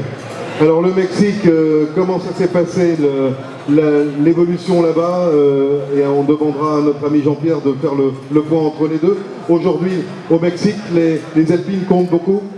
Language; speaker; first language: French; native; French